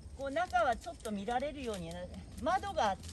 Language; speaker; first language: Japanese; native; Japanese